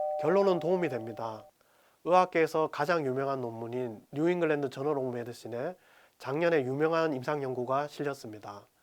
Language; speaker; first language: Korean; native; Korean